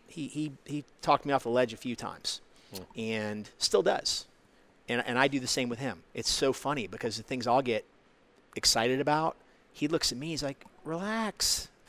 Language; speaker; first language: English; native; English